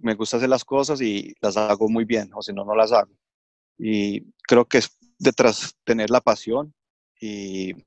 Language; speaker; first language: Spanish; early bilingual, heritage; English